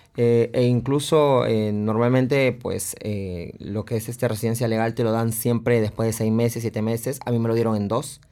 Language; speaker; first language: Spanish; native; Spanish